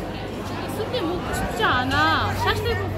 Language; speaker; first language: Korean; non-native, learner; Uzbek